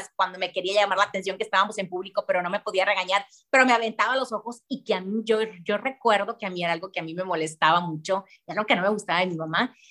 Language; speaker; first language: Spanish; native; Spanish